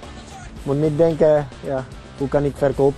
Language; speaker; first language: Dutch; non-native, learner; Estonian